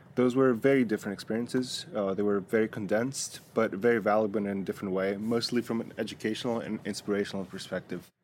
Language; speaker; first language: English; non-native, fluent; Greek